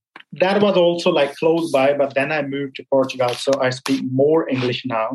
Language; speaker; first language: English; non-native, local second language; Punjabi